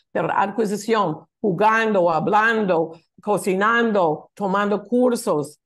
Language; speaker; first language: Spanish; non-native, learner; English